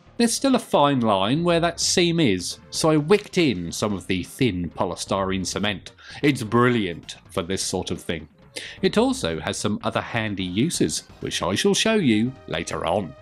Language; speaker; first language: English; native; English